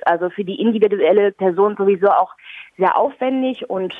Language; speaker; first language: German; native; German